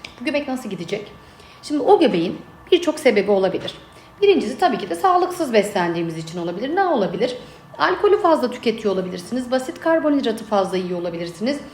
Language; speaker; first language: Turkish; native; Turkish